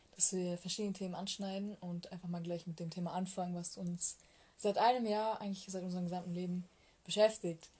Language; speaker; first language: German; early bilingual, other home language; Turkish